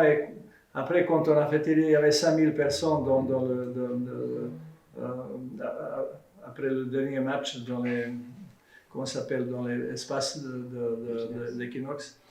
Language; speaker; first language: French; non-native, fluent; Serbian